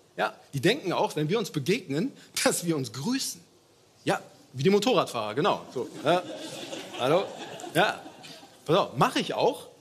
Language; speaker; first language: German; early bilingual, other home language; Turkish